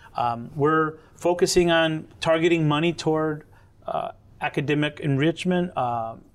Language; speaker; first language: English; native; English